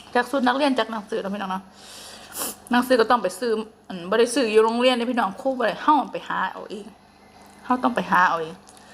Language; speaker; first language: Thai; native; Thai